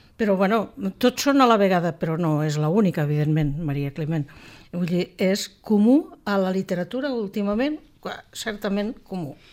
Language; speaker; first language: Catalan; native; Catalan